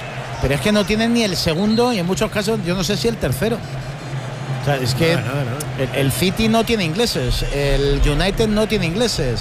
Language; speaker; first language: Spanish; native; Spanish